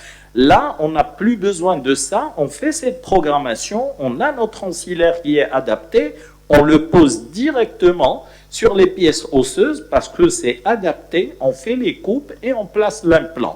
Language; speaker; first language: French; non-native, local second language; Arabic